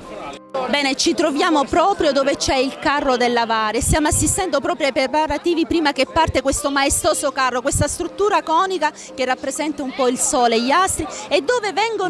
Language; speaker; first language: Italian; native; Italian